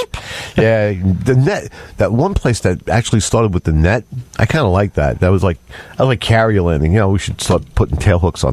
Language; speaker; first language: English; native; English